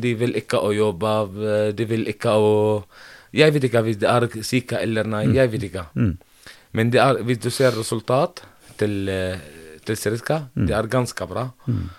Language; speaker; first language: Norwegian; non-native, learner; Arabic